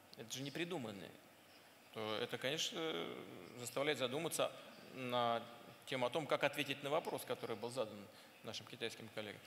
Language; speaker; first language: Russian; native; Russian